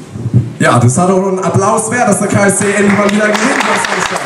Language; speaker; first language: German; native; German